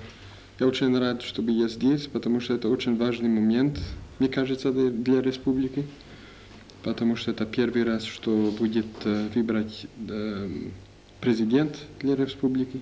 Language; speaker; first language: Russian; non-native, learner; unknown